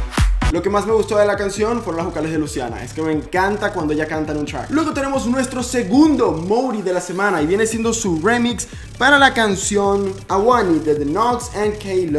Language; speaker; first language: Spanish; native; Spanish